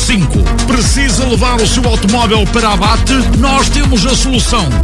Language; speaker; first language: Portuguese; native; Portuguese